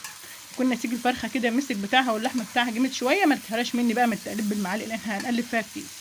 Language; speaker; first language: Arabic; native; Arabic